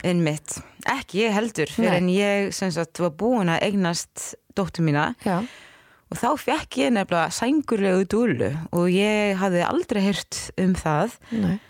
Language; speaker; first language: Icelandic; non-native, fluent; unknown